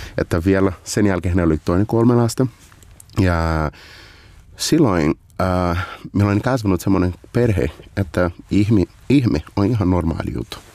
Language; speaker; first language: Finnish; non-native, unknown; Portuguese